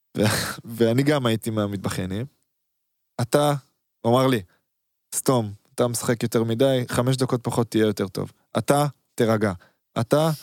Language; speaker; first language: Hebrew; native; Hebrew